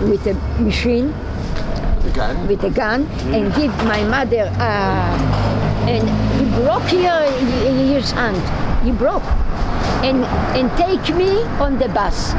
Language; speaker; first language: English; non-native, learner; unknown